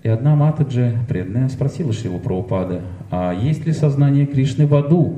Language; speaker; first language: Russian; native; Russian